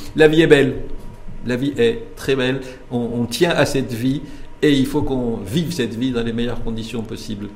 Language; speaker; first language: French; non-native, local second language; Arabic